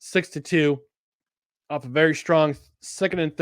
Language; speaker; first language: English; native; English